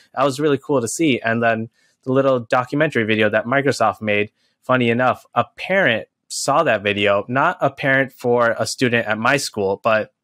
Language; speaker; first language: English; native; English